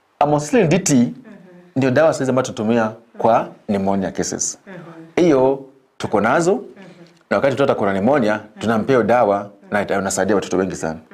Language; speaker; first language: Swahili; non-native, local second language; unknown